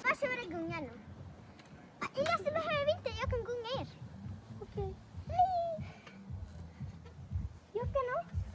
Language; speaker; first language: Swedish; early bilingual, other home language; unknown